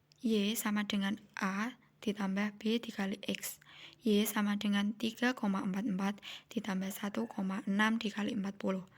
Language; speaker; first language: Indonesian; native; Indonesian